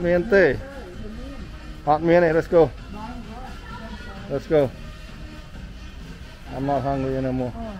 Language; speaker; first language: English; non-native, learner; Vietnamese